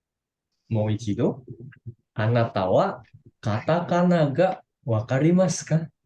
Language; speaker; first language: Japanese; non-native, fluent; Indonesian